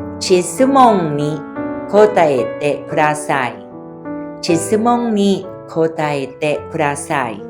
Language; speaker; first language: Japanese; non-native, fluent; Thai